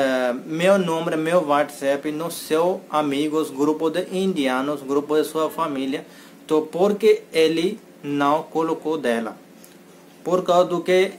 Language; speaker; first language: Portuguese; non-native, learner; Hindi